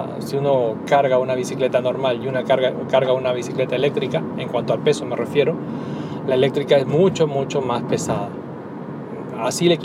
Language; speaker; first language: Spanish; native; Spanish